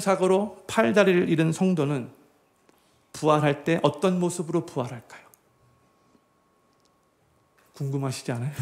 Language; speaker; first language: Korean; native; Korean